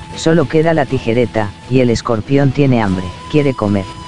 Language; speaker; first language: Spanish; native; Spanish